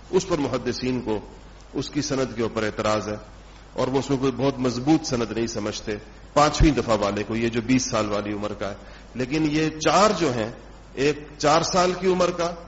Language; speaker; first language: Urdu; non-native, local second language; Pashto